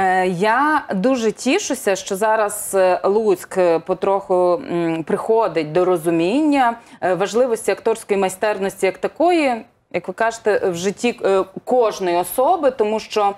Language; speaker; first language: Ukrainian; native; Ukrainian